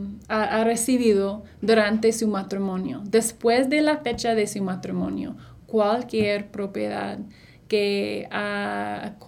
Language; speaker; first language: Spanish; non-native, fluent; English